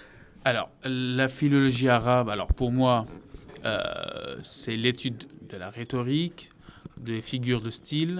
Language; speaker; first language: French; non-native, fluent; Arabic